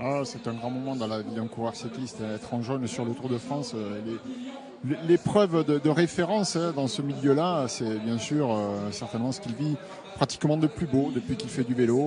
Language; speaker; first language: French; native; French